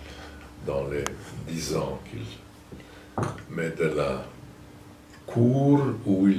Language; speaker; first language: French; non-native, fluent; German